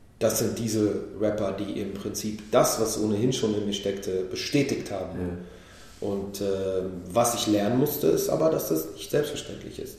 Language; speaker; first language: German; early bilingual, other home language; Hebrew